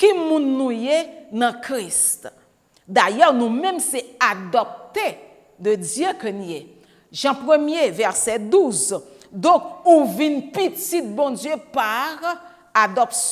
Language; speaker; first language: French; non-native, learner; Haitian Creole